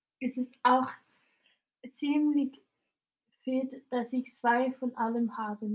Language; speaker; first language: German; non-native, fluent; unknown